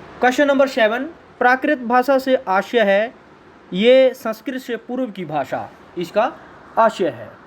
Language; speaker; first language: Hindi; native; Hindi